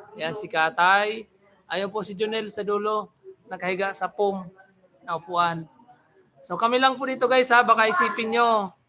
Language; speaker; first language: Filipino; non-native, local second language; Bikol